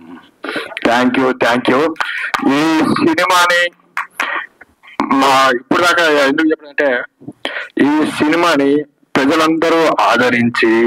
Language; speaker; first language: Telugu; native; Telugu